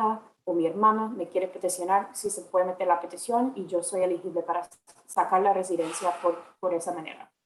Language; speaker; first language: Spanish; non-native, fluent; English